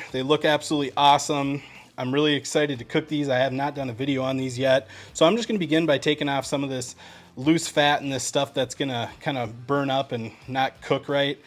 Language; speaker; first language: English; native; English